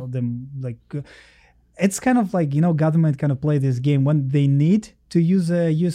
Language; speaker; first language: English; non-native, learner; Russian